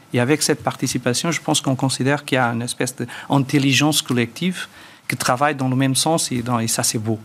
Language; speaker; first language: French; early bilingual, other home language; Portuguese